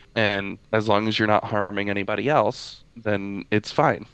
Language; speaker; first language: English; native; English